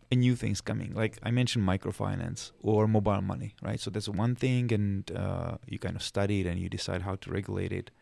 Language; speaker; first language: English; non-native, fluent; Czech